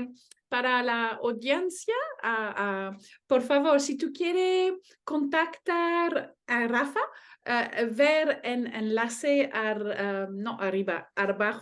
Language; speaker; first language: Spanish; non-native, learner; French